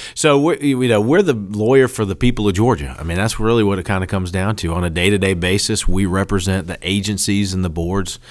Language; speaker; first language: English; native; English